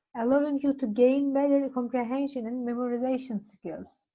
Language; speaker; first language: English; non-native, fluent; Turkish